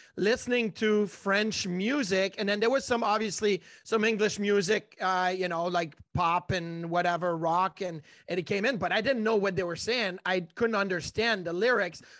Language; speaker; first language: English; native; English